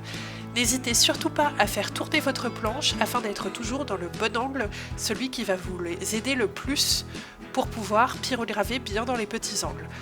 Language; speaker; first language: French; native; French